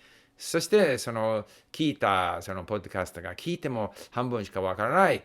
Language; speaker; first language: Japanese; non-native, fluent; English